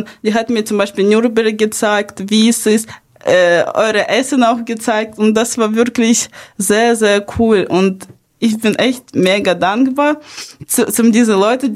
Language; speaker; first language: German; non-native, fluent; Ukrainian